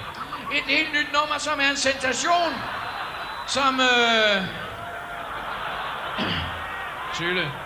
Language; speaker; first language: Danish; native; Danish